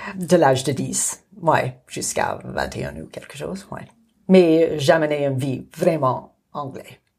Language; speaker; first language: French; non-native, local second language; English